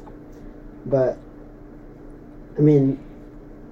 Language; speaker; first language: English; non-native, fluent; Tetum